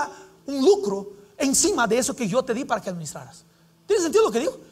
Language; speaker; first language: Spanish; non-native, fluent; Portuguese